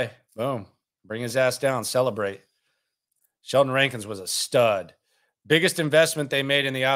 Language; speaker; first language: English; native; English